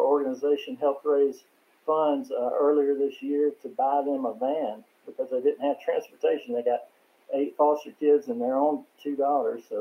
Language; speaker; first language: English; native; English